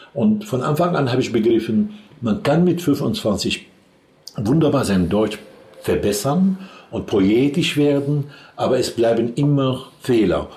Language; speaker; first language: German; non-native, fluent; Arabic